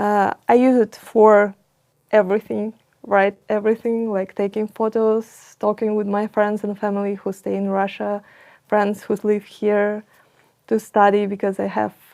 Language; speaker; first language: English; non-native, fluent; Russian